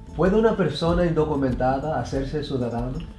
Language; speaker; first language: Spanish; early bilingual, heritage; Spanish